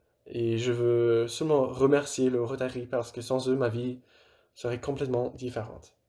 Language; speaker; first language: French; non-native, fluent; English